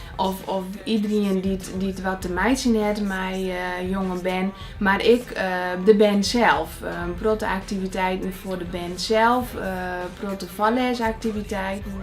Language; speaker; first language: Dutch; non-native, local second language; Western Frisian